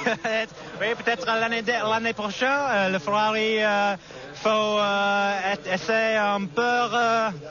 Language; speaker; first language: French; non-native, learner; English